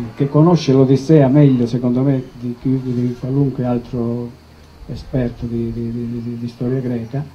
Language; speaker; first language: Italian; native; Italian